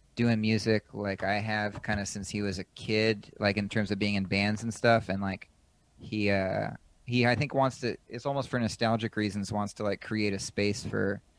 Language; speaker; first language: English; native; English